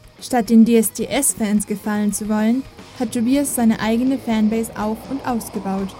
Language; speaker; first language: German; native; German